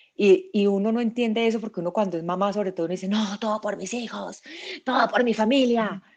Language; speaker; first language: Spanish; native; Spanish